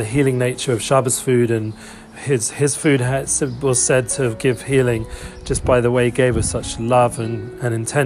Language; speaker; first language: English; native; English